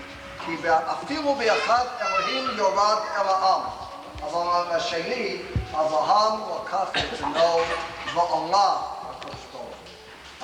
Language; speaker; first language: Hebrew; non-native, fluent; English